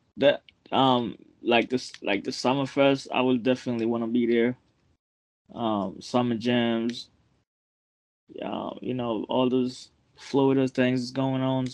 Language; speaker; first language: English; non-native, fluent; French